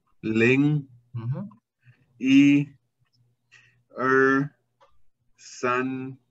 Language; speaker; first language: Chinese; non-native, learner; Spanish